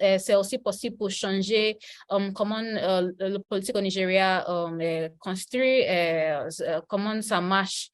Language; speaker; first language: French; non-native, learner; Yoruba